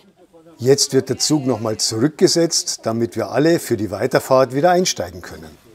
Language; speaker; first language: German; native; German